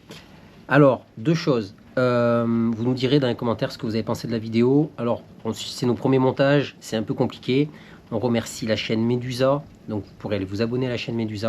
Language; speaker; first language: French; native; French